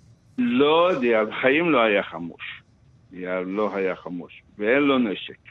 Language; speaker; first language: Hebrew; non-native, local second language; Arabic